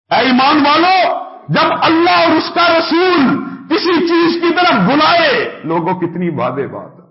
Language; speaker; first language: Urdu; native; Urdu